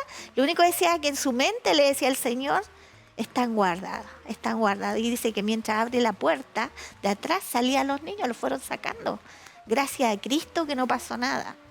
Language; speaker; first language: Spanish; native; Spanish